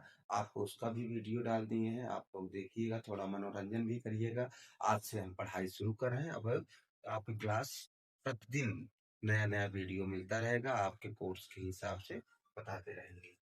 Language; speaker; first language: Hindi; native; Hindi